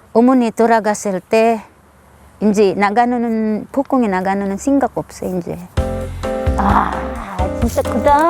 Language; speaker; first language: Korean; non-native, learner; Filipino